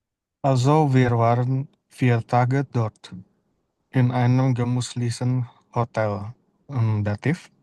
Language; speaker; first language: German; non-native, learner; Indonesian